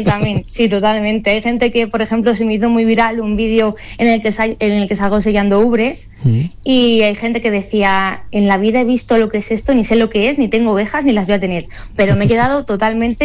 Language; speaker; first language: Spanish; native; Spanish